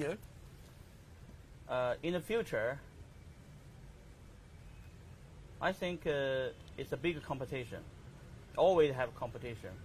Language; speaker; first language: English; non-native, learner; Chinese